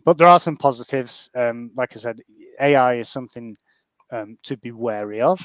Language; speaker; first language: English; native; English